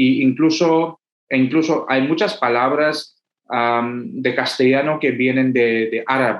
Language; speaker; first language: Spanish; non-native, fluent; Hindi